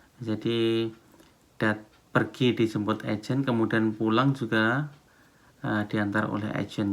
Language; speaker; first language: Indonesian; non-native, local second language; Javanese